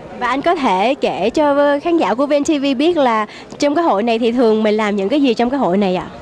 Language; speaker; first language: Vietnamese; early bilingual, heritage; Vietnamese